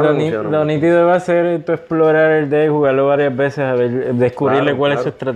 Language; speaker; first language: Spanish; native; Spanish